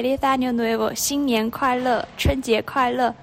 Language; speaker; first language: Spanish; non-native, learner; Chinese